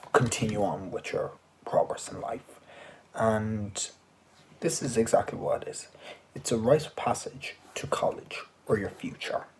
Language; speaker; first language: English; native; English